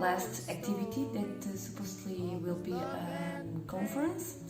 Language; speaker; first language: English; non-native, fluent; Portuguese